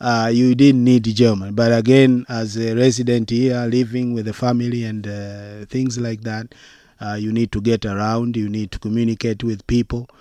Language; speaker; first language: English; non-native, local second language; Swahili